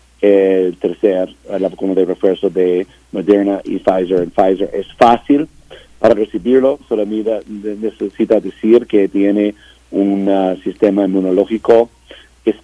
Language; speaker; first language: Spanish; non-native, learner; English